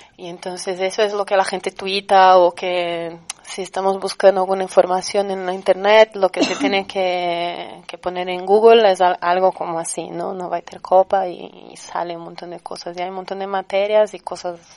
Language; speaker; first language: Spanish; non-native, fluent; Portuguese